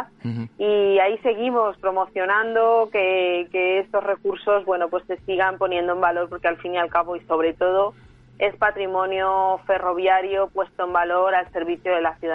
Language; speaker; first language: Spanish; native; Spanish